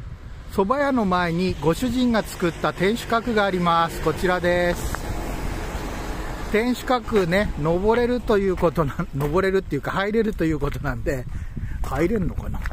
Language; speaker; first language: Japanese; native; Japanese